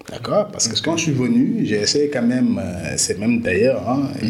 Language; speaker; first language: French; non-native, local second language; Wolof